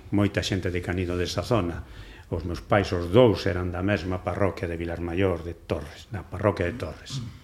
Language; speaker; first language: Galician; non-native, local second language; Spanish